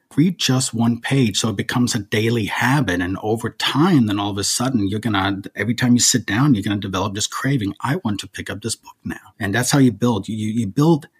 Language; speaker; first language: English; early bilingual, other home language; German